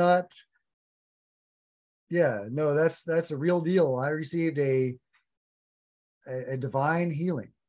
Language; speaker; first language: English; native; English